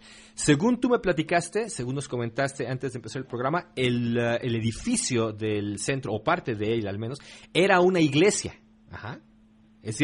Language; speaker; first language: Spanish; native; Spanish